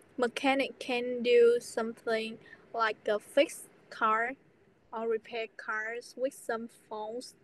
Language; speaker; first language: English; non-native, learner; Vietnamese